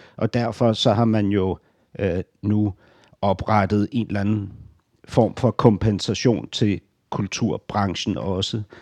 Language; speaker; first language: Danish; native; Danish